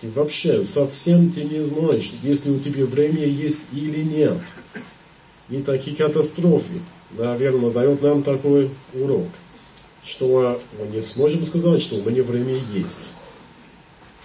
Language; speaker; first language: Russian; non-native, fluent; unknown